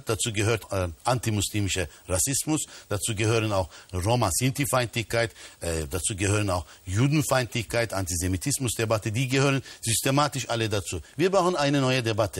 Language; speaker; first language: German; non-native, fluent; Turkish